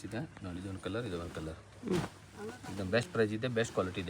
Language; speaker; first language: Kannada; non-native, local second language; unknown